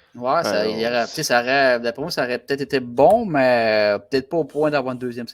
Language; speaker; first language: French; native; French